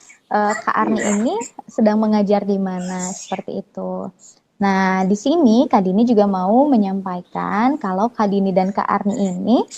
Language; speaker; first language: Indonesian; native; Indonesian